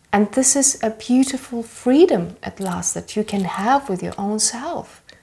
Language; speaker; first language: English; early bilingual, other home language; Russian